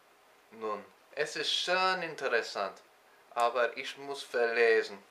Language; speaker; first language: German; non-native, learner; English